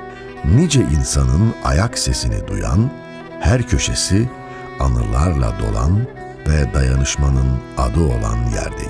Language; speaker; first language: Turkish; native; Turkish